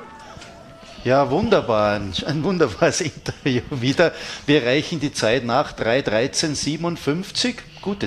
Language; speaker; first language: German; native; German